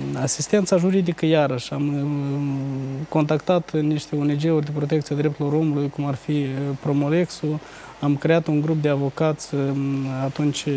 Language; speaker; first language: Romanian; native; Romanian